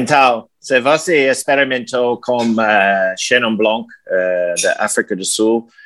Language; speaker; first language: Portuguese; non-native, learner; English